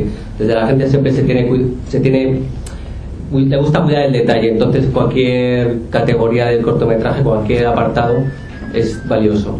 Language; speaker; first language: Spanish; native; Spanish